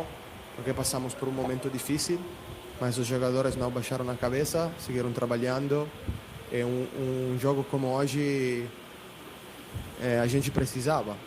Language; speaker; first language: Portuguese; non-native, fluent; Italian